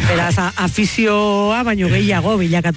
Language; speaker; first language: Basque; native; Basque